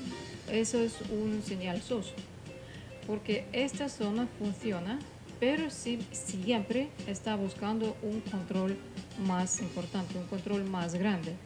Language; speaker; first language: Spanish; non-native, fluent; Russian